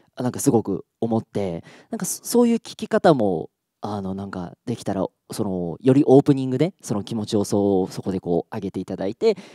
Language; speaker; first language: Japanese; native; Japanese